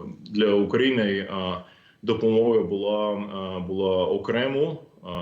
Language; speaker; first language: Ukrainian; non-native, fluent; English